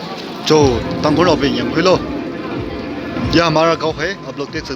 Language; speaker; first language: Hindi; non-native, local second language; Tangkhul Naga (India)